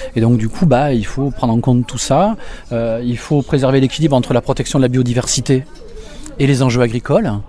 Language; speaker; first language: French; native; French